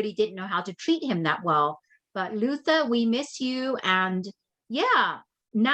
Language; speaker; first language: English; native; English